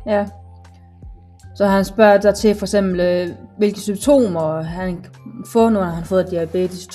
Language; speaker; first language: Danish; native; Danish